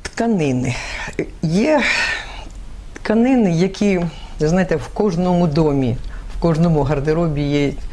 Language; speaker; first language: Ukrainian; native; Ukrainian